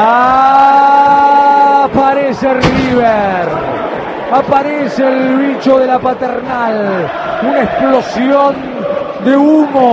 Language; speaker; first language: Spanish; native; Spanish